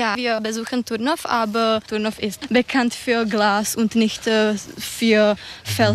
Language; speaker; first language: German; non-native, learner; Czech